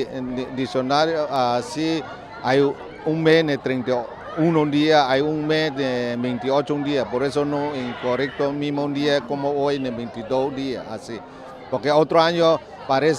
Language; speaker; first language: Spanish; non-native, learner; Chinese